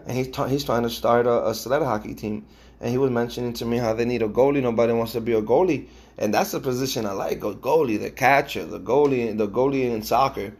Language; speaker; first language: English; early bilingual, other home language; Spanish